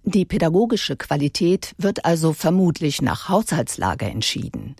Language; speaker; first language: German; native; German